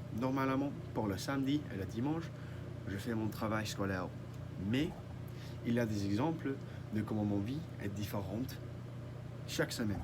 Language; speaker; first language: French; non-native, learner; English